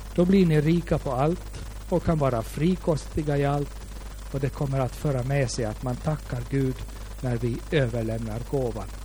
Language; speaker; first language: Swedish; native; Swedish